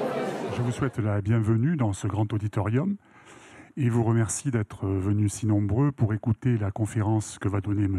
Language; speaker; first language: French; native; French